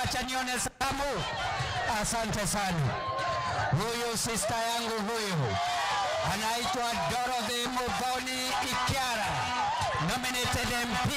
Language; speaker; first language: Swahili; non-native, local second language; Meru